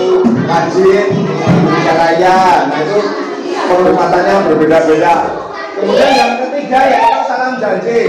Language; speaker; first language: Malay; non-native, local second language; Javanese